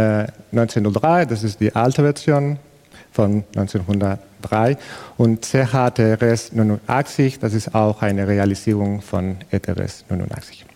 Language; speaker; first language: German; non-native, fluent; Spanish